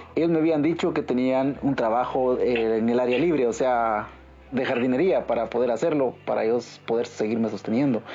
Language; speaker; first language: Spanish; native; Spanish